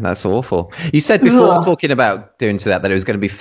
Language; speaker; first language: English; native; English